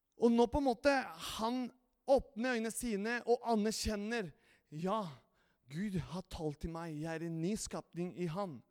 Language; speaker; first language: Norwegian; non-native, fluent; Spanish